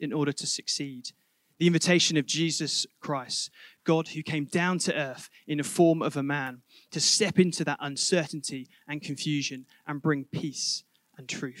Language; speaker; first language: English; native; English